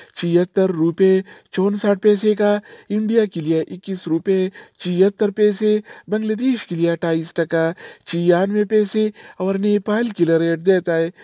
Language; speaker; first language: Urdu; non-native, local second language; Pashto